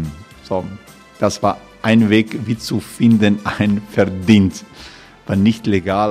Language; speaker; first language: German; non-native, fluent; Croatian